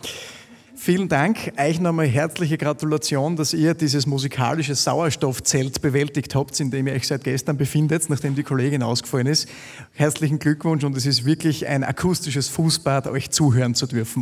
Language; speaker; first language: German; native; German